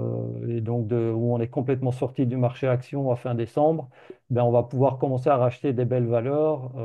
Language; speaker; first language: French; native; French